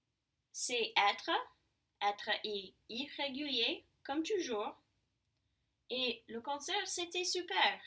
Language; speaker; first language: French; non-native, learner; English